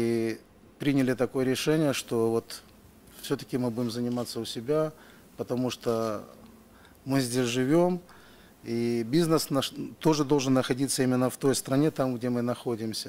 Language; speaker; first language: Russian; native; Russian